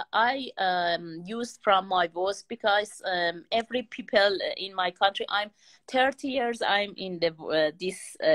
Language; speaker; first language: English; non-native, learner; Persian